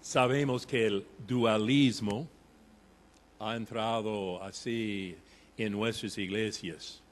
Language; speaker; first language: Spanish; non-native, fluent; English